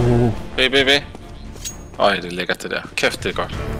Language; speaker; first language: Danish; native; Danish